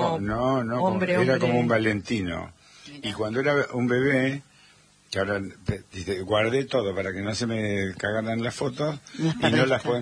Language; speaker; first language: Spanish; native; Spanish